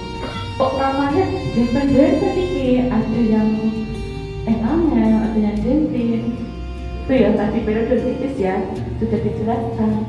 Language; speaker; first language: Indonesian; non-native, local second language; Javanese